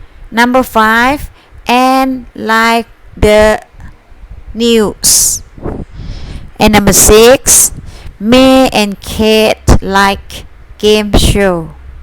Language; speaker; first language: English; non-native, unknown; Thai